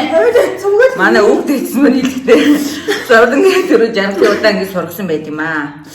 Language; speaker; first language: Mongolian; native; Mongolian